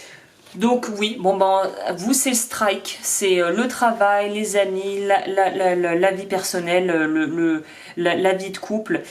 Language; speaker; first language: French; native; French